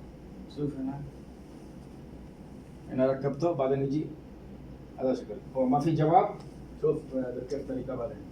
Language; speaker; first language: Arabic; non-native, learner; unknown